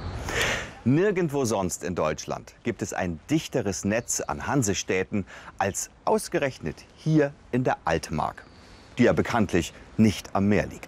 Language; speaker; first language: German; native; German